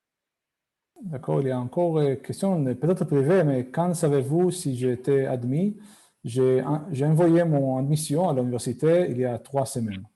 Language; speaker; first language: French; non-native, fluent; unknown